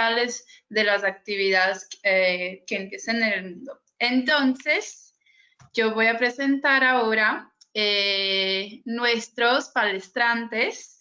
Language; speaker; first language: Spanish; non-native, fluent; Portuguese